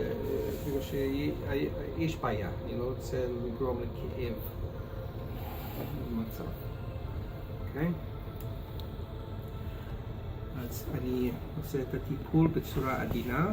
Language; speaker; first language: Hebrew; non-native, fluent; English